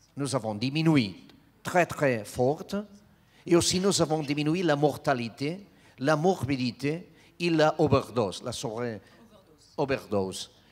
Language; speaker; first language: French; non-native, learner; Spanish